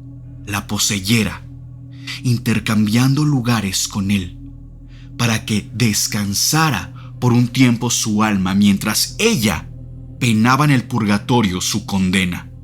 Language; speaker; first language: Spanish; native; Spanish